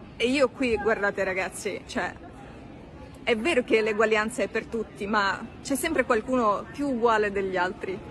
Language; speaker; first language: Italian; non-native, fluent; Russian